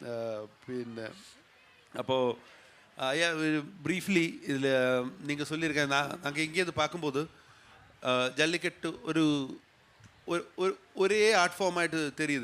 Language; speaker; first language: Tamil; non-native, learner; Malayalam